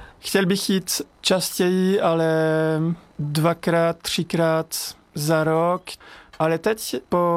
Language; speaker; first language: Czech; non-native, fluent; French